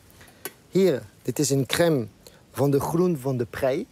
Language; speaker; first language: Dutch; non-native, fluent; French